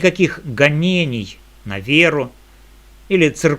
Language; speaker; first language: Russian; native; Russian